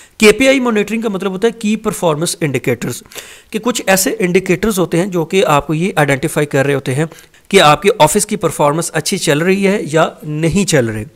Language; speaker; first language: Hindi; native; Hindi